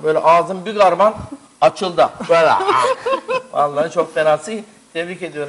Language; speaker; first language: Turkish; native; Turkish